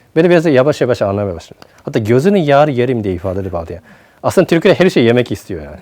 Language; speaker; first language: Turkish; non-native, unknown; Japanese